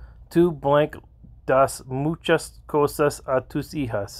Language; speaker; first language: Spanish; non-native, learner; English